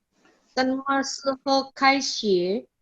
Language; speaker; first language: Chinese; non-native, learner; Indonesian